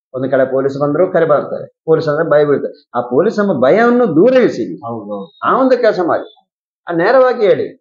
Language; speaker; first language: Kannada; native; Kannada